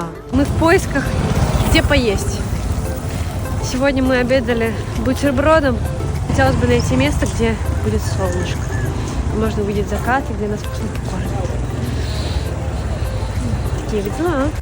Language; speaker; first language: Russian; native; Russian